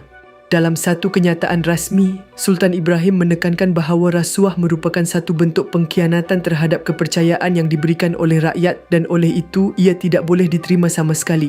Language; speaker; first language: Malay; native; Malay